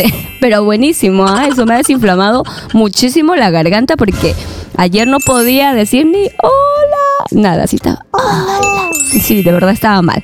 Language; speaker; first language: Spanish; native; Spanish